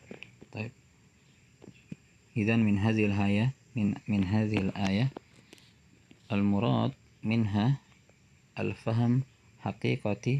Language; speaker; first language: Arabic; non-native, fluent; Indonesian